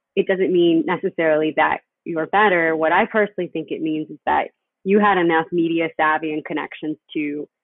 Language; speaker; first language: English; early bilingual, other home language; Spanish